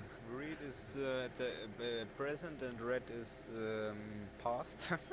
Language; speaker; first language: English; non-native, learner; German